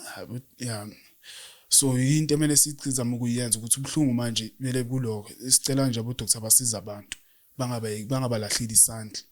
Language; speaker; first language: Zulu; native; Zulu